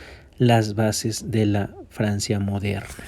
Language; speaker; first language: Spanish; native; Spanish